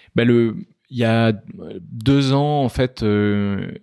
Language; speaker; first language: French; native; French